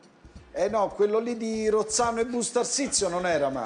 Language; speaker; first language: Italian; native; Italian